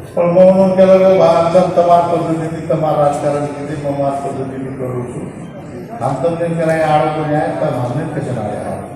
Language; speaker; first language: Marathi; non-native, local second language; Lambadi